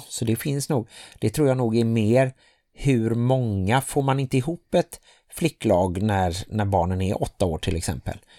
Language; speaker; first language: Swedish; native; Swedish